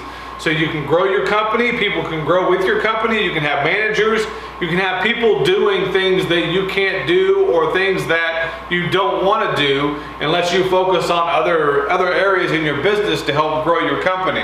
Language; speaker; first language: English; native; English